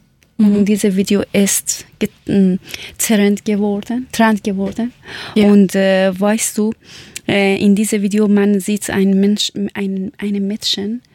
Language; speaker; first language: German; non-native, learner; Persian